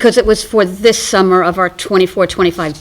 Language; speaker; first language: English; native; English